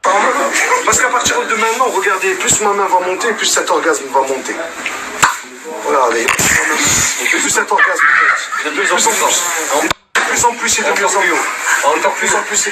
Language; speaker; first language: French; native; French